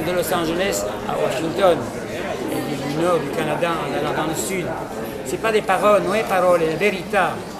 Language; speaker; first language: Italian; early bilingual, heritage; Italian